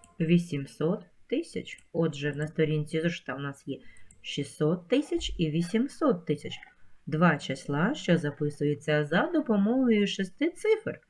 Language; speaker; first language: Ukrainian; native; Ukrainian